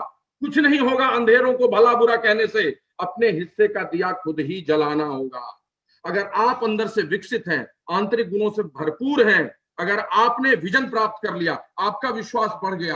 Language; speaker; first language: Hindi; native; Hindi